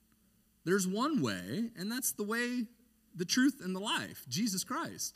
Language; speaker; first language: English; native; English